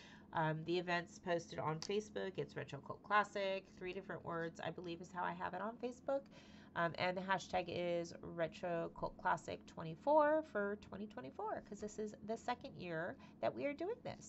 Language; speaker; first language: English; native; English